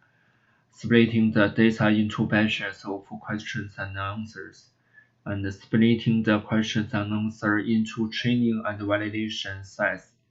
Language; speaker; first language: English; non-native, learner; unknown